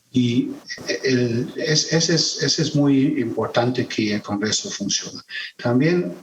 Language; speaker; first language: Spanish; non-native, fluent; German